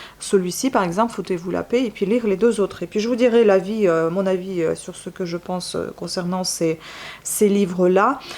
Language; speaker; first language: French; non-native, fluent; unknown